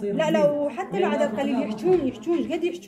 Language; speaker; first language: Arabic; native; Arabic